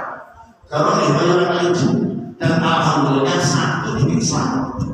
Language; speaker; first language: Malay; non-native, local second language; Javanese